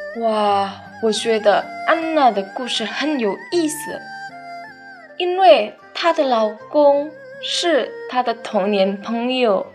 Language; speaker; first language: Chinese; non-native, fluent; Indonesian